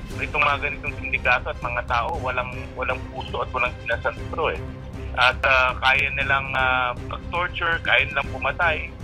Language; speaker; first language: Filipino; native; Filipino